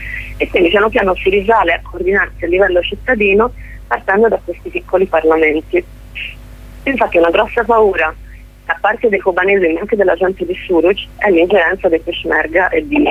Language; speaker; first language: Italian; native; Italian